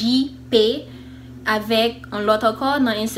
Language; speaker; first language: Haitian Creole; early bilingual, heritage; English